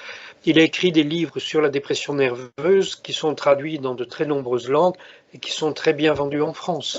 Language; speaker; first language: French; native; French